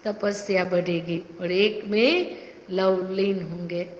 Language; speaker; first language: Hindi; non-native, local second language; Gujarati